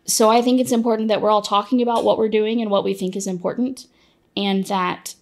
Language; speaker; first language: English; native; English